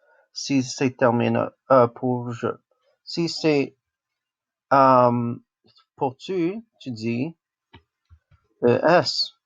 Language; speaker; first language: French; non-native, local second language; English